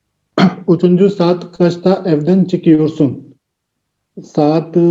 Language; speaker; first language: Turkish; non-native, learner; Urdu